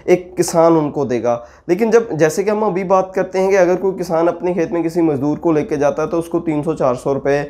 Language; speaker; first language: Hindi; non-native, local second language; Punjabi